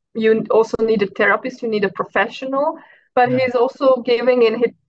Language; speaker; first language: English; non-native, fluent; Hungarian